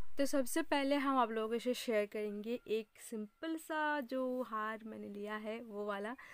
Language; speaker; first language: Hindi; non-native, local second language; Bangla